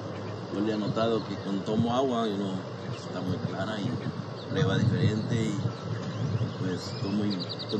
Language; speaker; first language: Spanish; early bilingual, heritage; Spanish